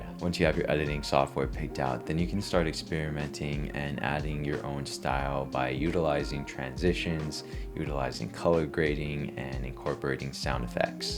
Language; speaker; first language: English; native; English